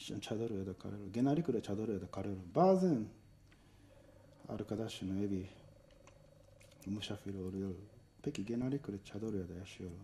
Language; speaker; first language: Turkish; non-native, learner; Japanese